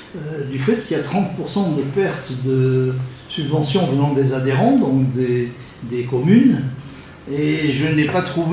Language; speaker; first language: French; native; French